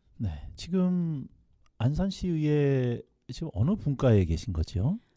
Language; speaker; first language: Korean; native; Korean